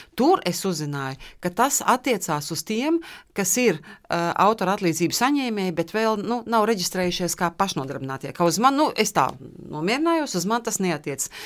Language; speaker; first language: Latvian; native; Latvian